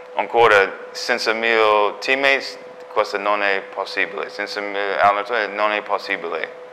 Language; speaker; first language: Italian; non-native, learner; English